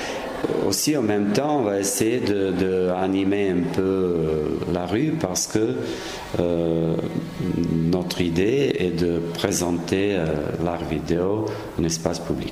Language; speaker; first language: French; non-native, fluent; Serbian